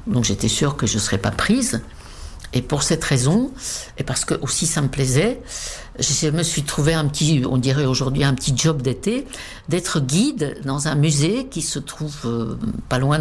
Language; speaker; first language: French; non-native, fluent; Czech